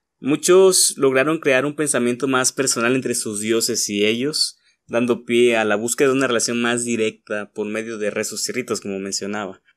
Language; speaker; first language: Spanish; native; Spanish